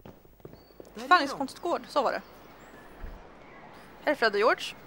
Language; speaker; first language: Swedish; native; Swedish